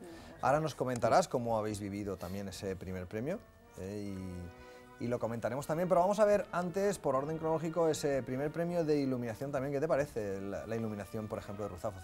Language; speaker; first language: Spanish; native; Spanish